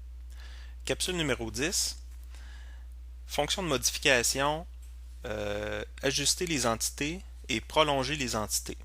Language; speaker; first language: French; native; French